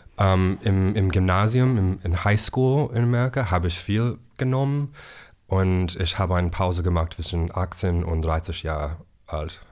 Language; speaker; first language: German; non-native, learner; English